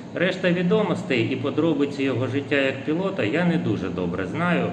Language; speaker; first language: Ukrainian; non-native, local second language; Russian